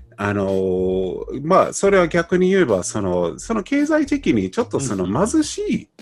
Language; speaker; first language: Japanese; non-native, fluent; English